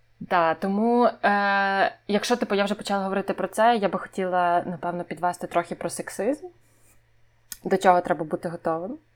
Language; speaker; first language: Ukrainian; native; Ukrainian